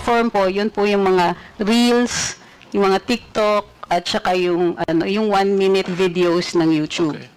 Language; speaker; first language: Filipino; native; Filipino